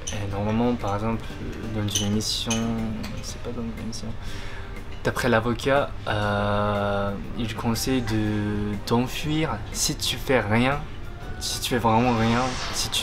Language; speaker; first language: French; non-native, fluent; Japanese